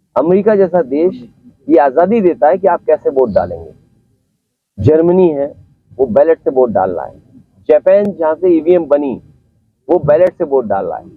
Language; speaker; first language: Hindi; native; Hindi